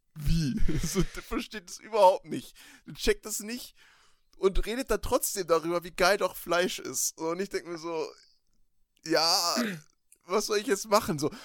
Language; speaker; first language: German; early bilingual, other home language; Turkish